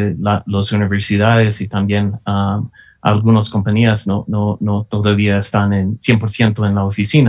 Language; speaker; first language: Spanish; non-native, fluent; English